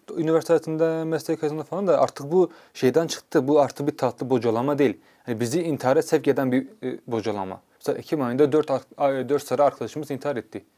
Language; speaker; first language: Turkish; non-native, local second language; Kurdish